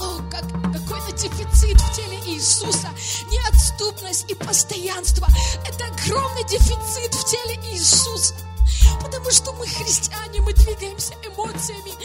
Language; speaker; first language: Russian; native; Russian